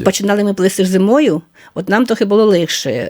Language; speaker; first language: Ukrainian; native; Ukrainian